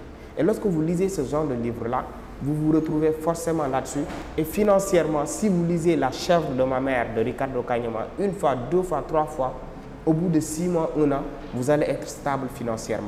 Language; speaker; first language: French; non-native, local second language; Wolof